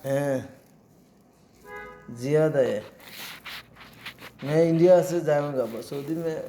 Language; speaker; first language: Hindi; non-native, learner; Bangla